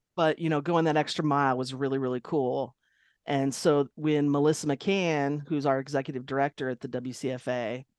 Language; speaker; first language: English; native; English